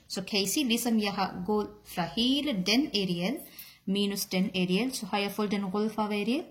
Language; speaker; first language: Danish; non-native, learner; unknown